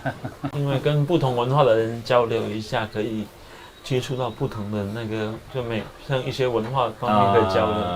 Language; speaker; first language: Chinese; native; Chinese